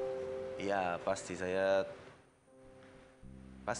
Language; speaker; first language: Indonesian; non-native, learner; Spanish